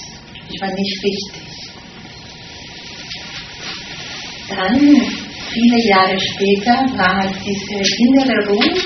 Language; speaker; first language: German; non-native, fluent; Italian